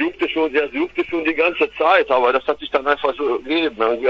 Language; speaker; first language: German; native; German